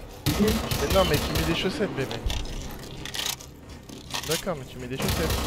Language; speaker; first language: French; native; French